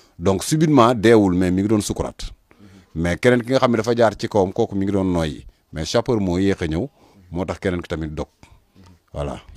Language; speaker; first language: Wolof; native; Wolof